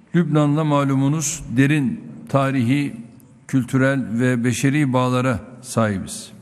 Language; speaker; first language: Turkish; native; Turkish